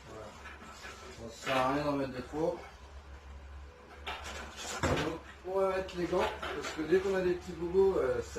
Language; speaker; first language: French; native; French